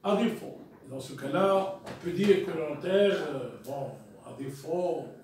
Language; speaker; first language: French; non-native, local second language; Arabic